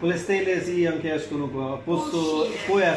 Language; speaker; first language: Italian; non-native, learner; Urdu